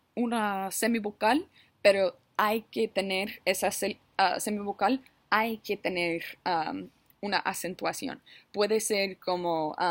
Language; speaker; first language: Spanish; non-native, learner; English